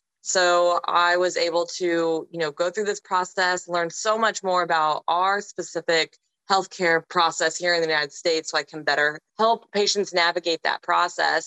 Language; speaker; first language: English; native; English